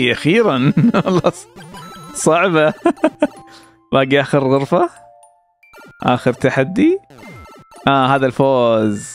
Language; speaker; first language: Arabic; native; Arabic